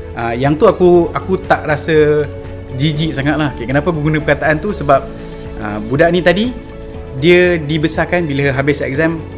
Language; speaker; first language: Malay; native; Malay